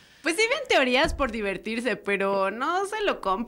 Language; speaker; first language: Spanish; native; Spanish